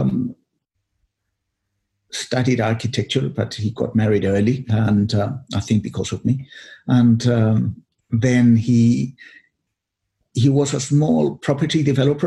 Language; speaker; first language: English; non-native, fluent; Spanish